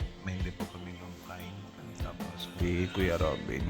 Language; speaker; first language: Filipino; non-native, learner; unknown